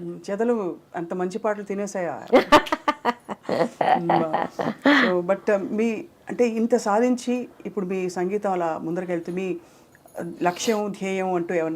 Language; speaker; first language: Telugu; native; Telugu